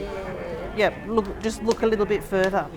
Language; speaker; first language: English; non-native, fluent; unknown